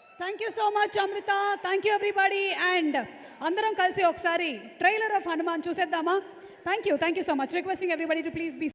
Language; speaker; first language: Telugu; native; Telugu